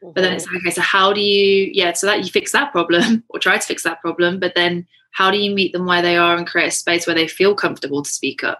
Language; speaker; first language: English; native; English